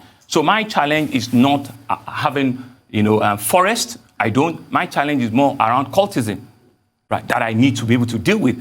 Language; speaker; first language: English; non-native, local second language; Yoruba